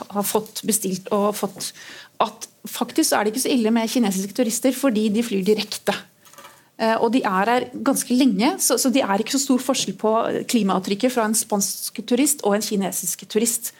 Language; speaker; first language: Norwegian; native; Norwegian